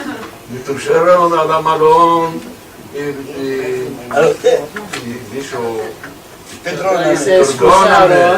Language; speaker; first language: Spanish; early bilingual, heritage; Ladino